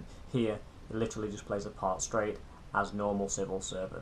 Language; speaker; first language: English; native; English